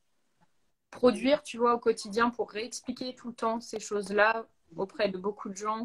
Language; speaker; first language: French; native; French